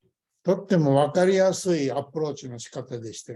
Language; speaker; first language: Japanese; early bilingual, heritage; Japanese